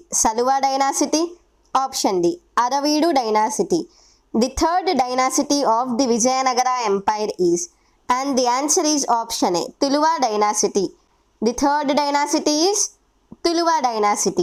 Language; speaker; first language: English; non-native, local second language; Telugu